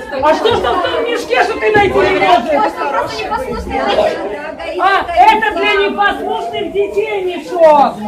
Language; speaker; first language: Russian; native; Russian